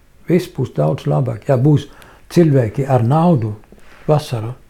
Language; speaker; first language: Latvian; non-native, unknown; Swedish